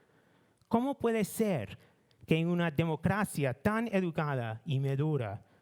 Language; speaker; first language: Spanish; non-native, learner; English